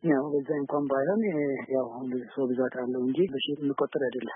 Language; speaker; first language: Amharic; non-native, local second language; Oromo